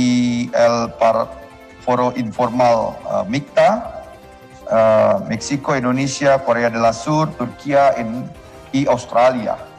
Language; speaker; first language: Spanish; non-native, learner; Indonesian